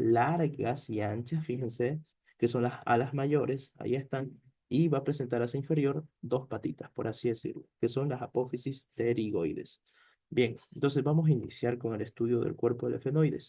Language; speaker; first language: Spanish; native; Spanish